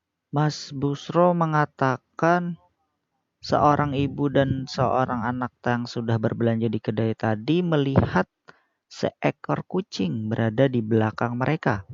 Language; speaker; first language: Indonesian; native; Indonesian